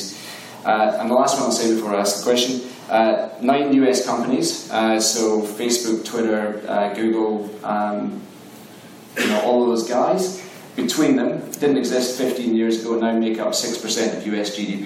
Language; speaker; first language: English; native; English